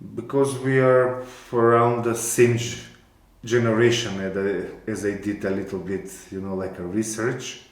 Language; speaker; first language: English; non-native, fluent; Macedonian